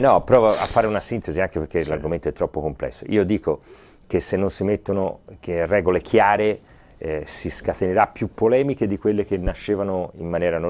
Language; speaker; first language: Italian; native; Italian